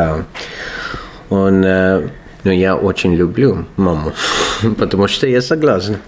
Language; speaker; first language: Russian; non-native, learner; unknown